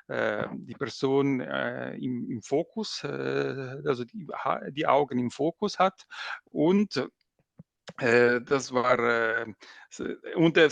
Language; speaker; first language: German; non-native, local second language; French